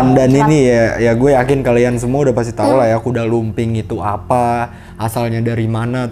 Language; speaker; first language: Indonesian; native; Indonesian